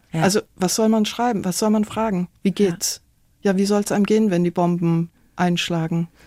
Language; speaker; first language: German; non-native, fluent; Persian